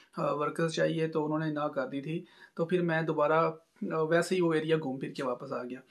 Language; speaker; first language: Urdu; non-native, local second language; Punjabi